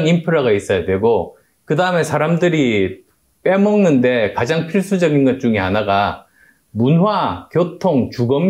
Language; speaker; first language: Korean; native; Korean